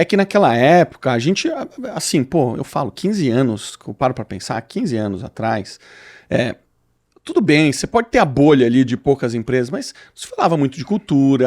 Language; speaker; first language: Portuguese; native; Portuguese